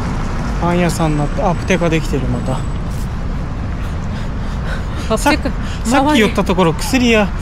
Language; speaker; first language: Japanese; native; Japanese